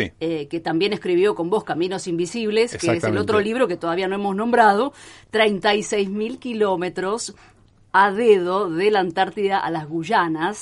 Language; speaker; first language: Spanish; native; Spanish